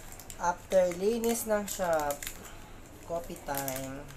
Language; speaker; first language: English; non-native, learner; Filipino